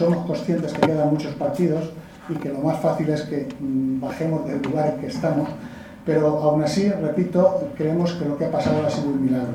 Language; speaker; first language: Spanish; native; Spanish